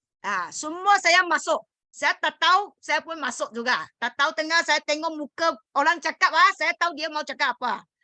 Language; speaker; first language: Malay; non-native, learner; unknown